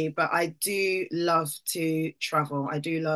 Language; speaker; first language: English; native; English